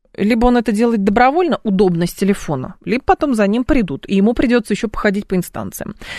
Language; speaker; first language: Russian; native; Russian